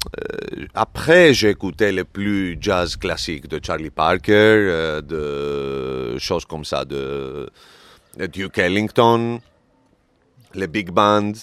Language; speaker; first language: French; non-native, learner; Greek